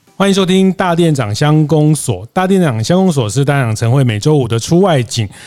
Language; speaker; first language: Chinese; native; Chinese